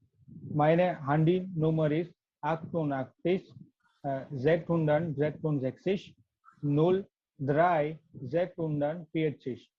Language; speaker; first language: German; non-native, learner; Gujarati